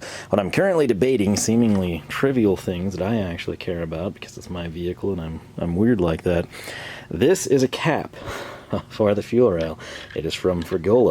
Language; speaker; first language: English; native; English